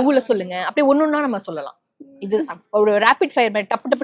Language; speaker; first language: Tamil; native; Tamil